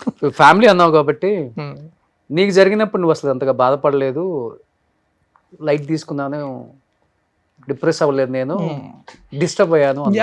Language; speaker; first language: Telugu; native; Telugu